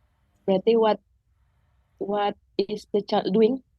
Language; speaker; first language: English; non-native, learner; Indonesian